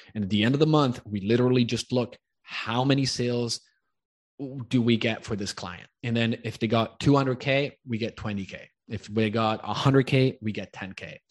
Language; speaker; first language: English; early bilingual, other home language; Italian